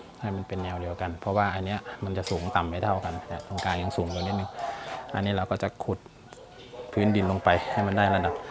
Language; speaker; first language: Thai; native; Thai